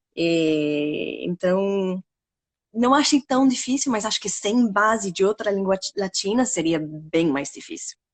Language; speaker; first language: Portuguese; non-native, fluent; English